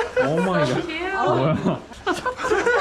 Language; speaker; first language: English; non-native, learner; Korean